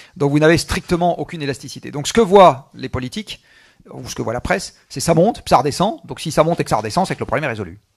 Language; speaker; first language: French; native; French